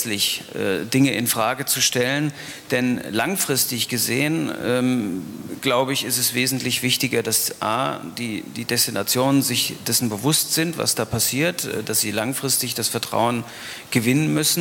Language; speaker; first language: German; native; German